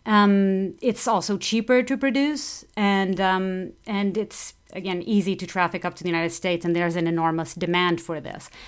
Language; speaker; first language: English; non-native, fluent; Portuguese